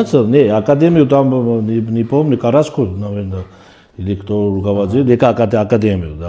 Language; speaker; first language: Russian; non-native, fluent; Georgian